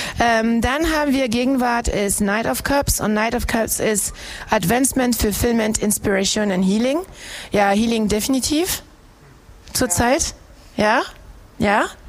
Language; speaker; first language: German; non-native, fluent; French